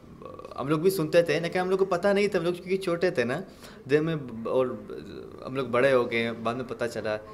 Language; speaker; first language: Hindi; non-native, fluent; Arabic